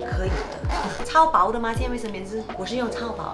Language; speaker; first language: Chinese; native; Chinese